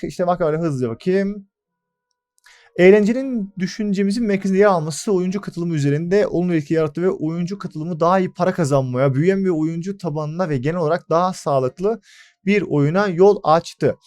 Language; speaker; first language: Turkish; native; Turkish